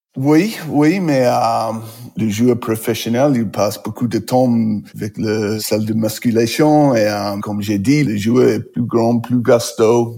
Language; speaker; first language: French; non-native, learner; English